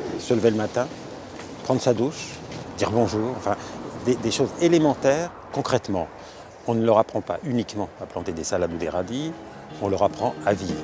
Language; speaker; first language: French; native; French